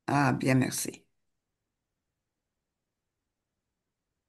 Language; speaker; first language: French; non-native, fluent; English